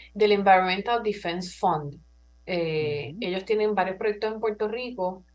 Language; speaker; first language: Spanish; native; Spanish